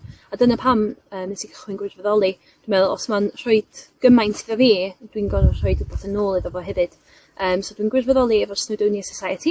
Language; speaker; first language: Welsh; native; Welsh